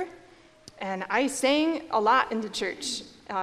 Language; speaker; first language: English; native; English